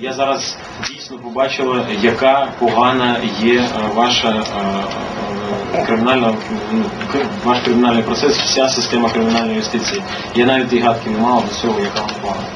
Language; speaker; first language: Ukrainian; native; Ukrainian